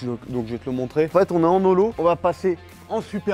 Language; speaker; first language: French; native; French